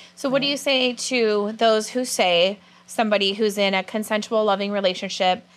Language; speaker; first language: English; native; English